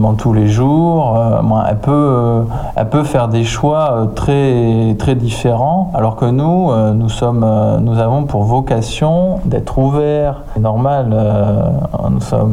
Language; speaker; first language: French; native; French